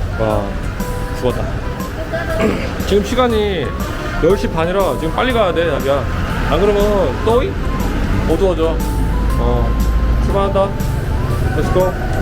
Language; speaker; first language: Korean; native; Korean